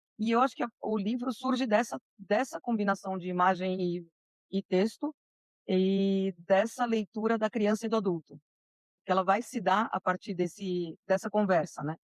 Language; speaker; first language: Portuguese; early bilingual, other home language; Spanish